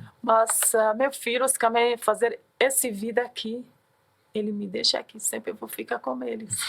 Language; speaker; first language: Portuguese; non-native, learner; Arabic